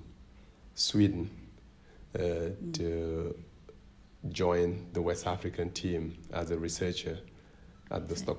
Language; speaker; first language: English; non-native, fluent; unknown